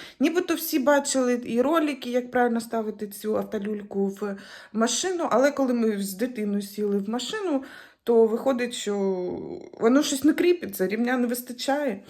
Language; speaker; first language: Ukrainian; native; Ukrainian